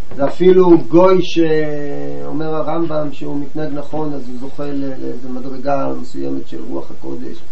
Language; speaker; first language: Hebrew; native; Hebrew